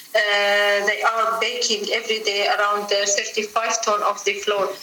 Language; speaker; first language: English; non-native, fluent; Arabic